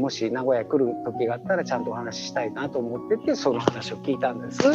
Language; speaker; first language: Japanese; native; Japanese